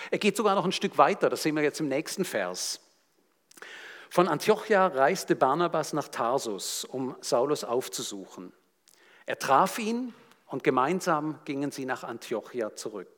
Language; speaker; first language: German; native; German